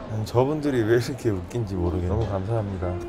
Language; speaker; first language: Korean; native; Korean